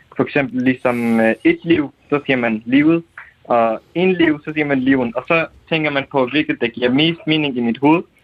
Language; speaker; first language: Danish; non-native, fluent; Kurdish